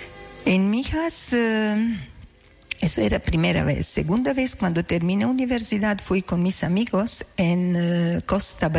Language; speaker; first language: Spanish; non-native, learner; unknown